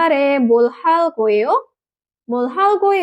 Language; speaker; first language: Korean; non-native, fluent; Indonesian